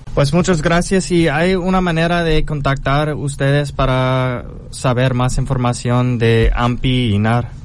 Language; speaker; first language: Spanish; non-native, learner; English